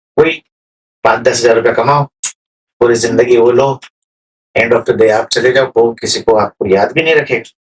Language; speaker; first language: Hindi; non-native, local second language; Gujarati